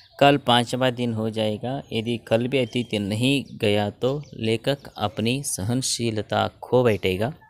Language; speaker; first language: Hindi; non-native, local second language; Kannada